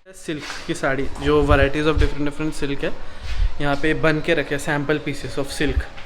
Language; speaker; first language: Hindi; non-native, local second language; Bangla